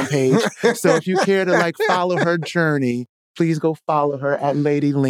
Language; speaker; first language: English; native; English